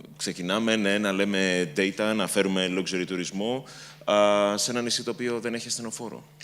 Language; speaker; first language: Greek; native; Greek